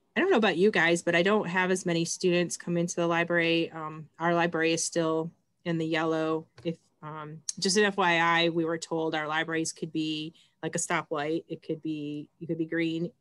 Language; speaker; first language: English; native; English